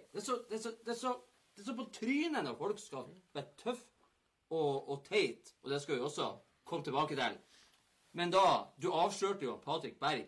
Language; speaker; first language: Norwegian; native; Norwegian